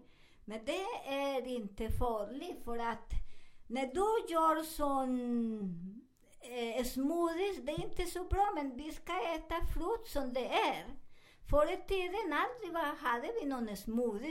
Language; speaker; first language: Swedish; non-native, learner; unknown